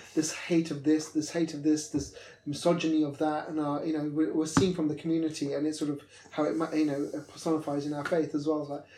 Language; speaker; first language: English; native; English